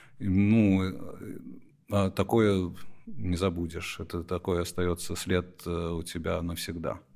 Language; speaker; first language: Russian; early bilingual, heritage; Russian